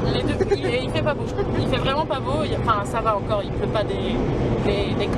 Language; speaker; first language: French; native; French